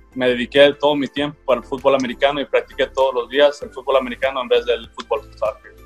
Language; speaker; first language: Spanish; early bilingual, heritage; Spanish